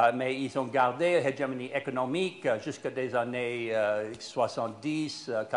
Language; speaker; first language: French; non-native, fluent; English